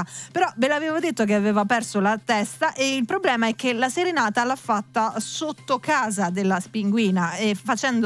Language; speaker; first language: Italian; native; Italian